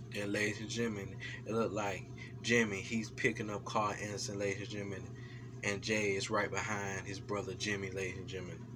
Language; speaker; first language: English; native; English